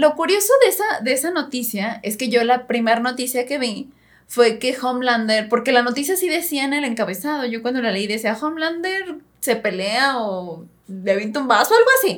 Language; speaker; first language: Spanish; native; Spanish